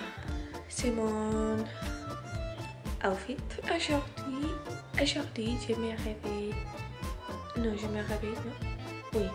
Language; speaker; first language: French; non-native, learner; Spanish